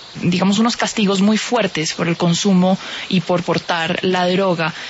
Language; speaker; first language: Spanish; native; Spanish